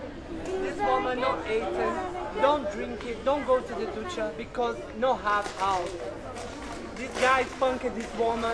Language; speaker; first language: English; non-native, learner; Spanish